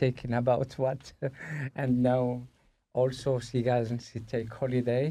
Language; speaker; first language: English; non-native, learner; Spanish